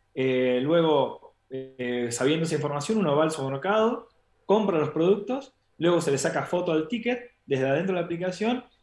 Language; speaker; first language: Spanish; native; Spanish